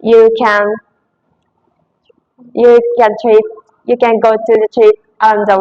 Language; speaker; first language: English; non-native, learner; Japanese